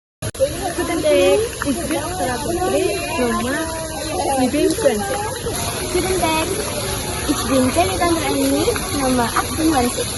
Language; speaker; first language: German; non-native, learner; Indonesian